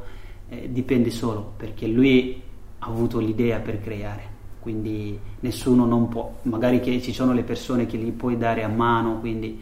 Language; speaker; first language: Italian; non-native, fluent; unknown